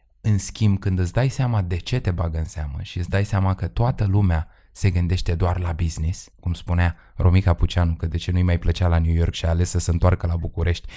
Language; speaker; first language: Romanian; native; Romanian